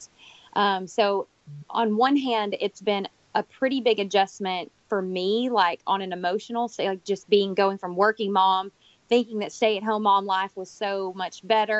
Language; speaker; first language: English; native; English